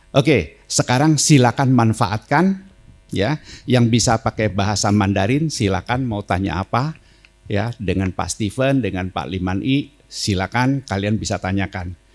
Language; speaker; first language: Indonesian; native; Indonesian